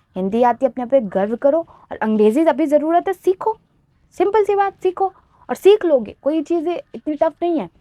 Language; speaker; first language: Hindi; native; Hindi